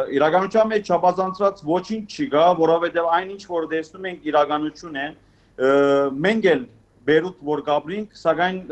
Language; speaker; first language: Armenian; early bilingual, heritage; Armenian